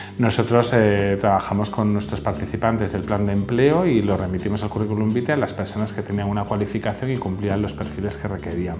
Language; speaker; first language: Spanish; native; Spanish